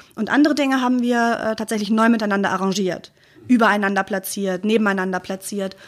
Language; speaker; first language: German; native; German